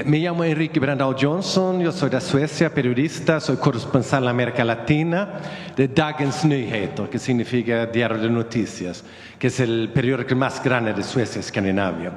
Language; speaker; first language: Spanish; non-native, learner; Swedish